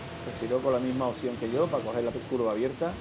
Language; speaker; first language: Spanish; native; Spanish